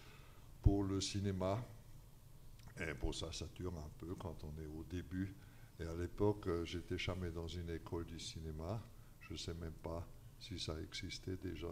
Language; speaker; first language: French; non-native, fluent; German